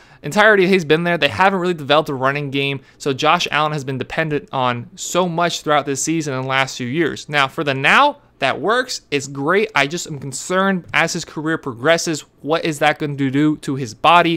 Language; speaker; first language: English; native; English